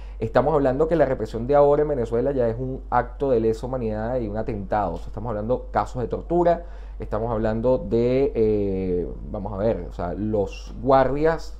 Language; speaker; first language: Spanish; native; Spanish